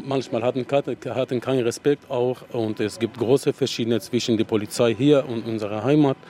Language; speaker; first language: German; non-native, learner; Arabic